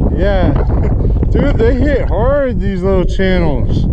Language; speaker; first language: English; native; English